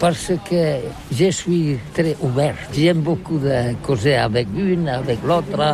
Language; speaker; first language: French; non-native, learner; Catalan